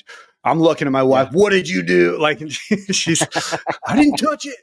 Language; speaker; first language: English; native; English